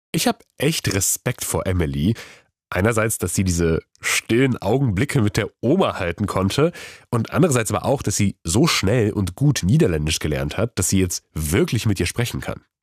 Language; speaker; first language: German; non-native, fluent; Polish